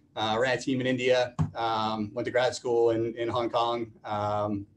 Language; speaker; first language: English; native; English